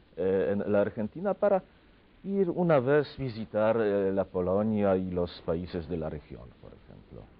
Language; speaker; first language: Spanish; non-native, fluent; Polish